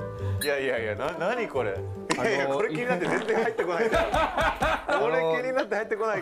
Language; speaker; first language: Japanese; native; Japanese